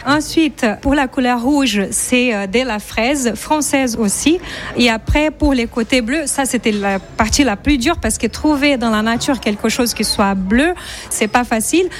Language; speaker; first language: French; non-native, fluent; Portuguese